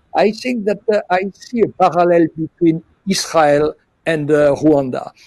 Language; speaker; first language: English; non-native, fluent; French